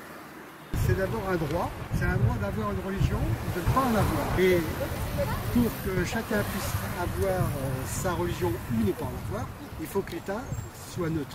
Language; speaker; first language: French; native; French